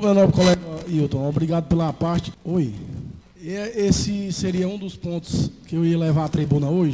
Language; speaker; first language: Portuguese; native; Portuguese